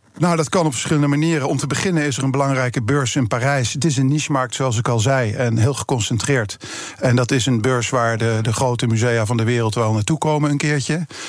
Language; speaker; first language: Dutch; native; Dutch